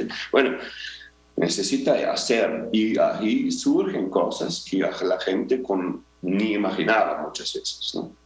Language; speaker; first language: Spanish; non-native, fluent; Portuguese